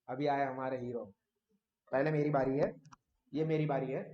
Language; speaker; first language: Hindi; non-native, local second language; Gujarati